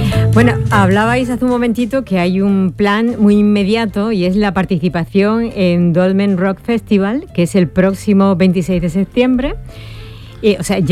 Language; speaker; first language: Spanish; native; Spanish